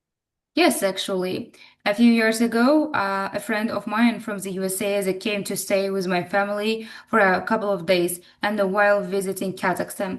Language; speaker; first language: English; non-native, fluent; Kazakh